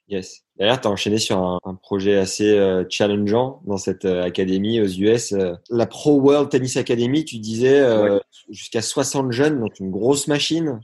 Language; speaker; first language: French; native; French